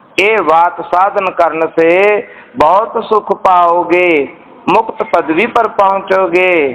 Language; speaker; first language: Hindi; non-native, local second language; Punjabi